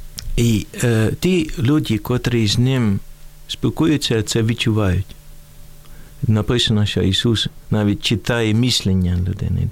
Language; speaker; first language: Ukrainian; non-native, fluent; Dutch